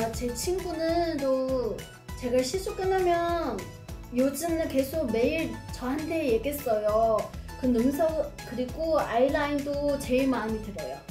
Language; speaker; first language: Korean; non-native, learner; Chinese